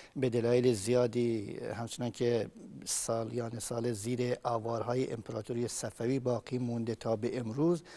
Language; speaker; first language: Persian; non-native, local second language; Kurdish